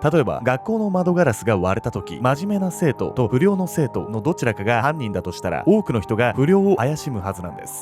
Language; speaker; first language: Japanese; native; Japanese